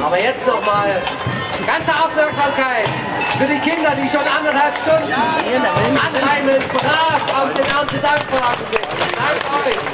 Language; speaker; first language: German; native; German